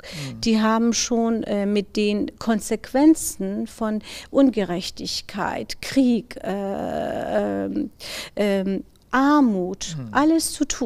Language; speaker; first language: German; non-native, fluent; Persian